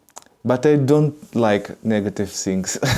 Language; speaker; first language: English; non-native, learner; Russian